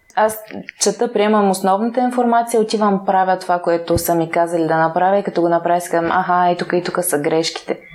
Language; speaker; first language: Bulgarian; native; Bulgarian